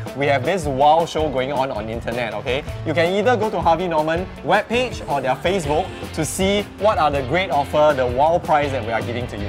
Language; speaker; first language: English; non-native, local second language; Chinese